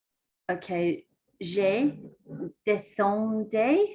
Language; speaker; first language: French; non-native, learner; English